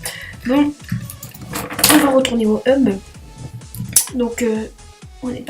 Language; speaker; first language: French; native; French